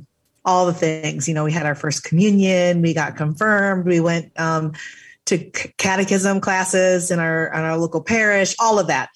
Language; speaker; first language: English; native; English